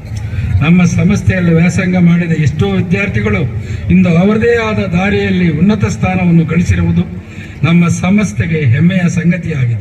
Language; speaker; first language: Kannada; native; Kannada